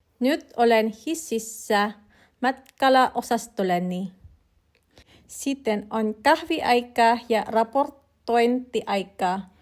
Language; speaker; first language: Finnish; non-native, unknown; Filipino